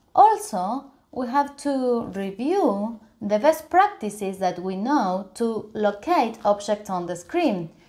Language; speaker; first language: English; non-native, fluent; Spanish